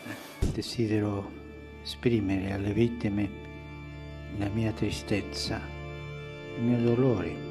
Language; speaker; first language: Italian; non-native, fluent; Spanish